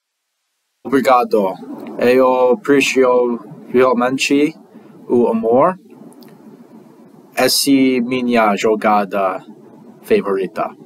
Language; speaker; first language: Portuguese; non-native, learner; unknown